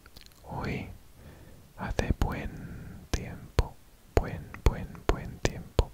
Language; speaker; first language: Spanish; non-native, fluent; Welsh